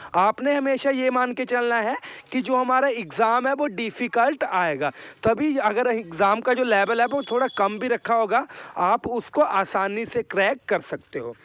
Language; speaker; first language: Hindi; native; Hindi